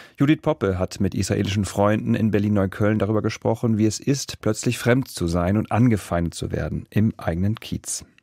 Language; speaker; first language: German; native; German